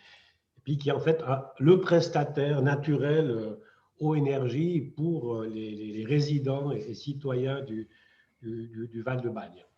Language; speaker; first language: French; native; French